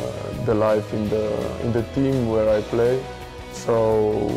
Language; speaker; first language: English; non-native, fluent; Slovenian